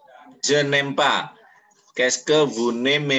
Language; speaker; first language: French; non-native, fluent; Indonesian